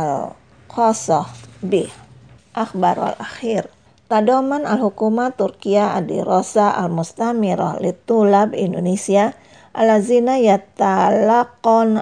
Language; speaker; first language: Arabic; non-native, fluent; Indonesian